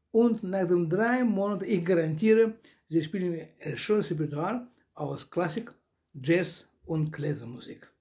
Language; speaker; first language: German; non-native, learner; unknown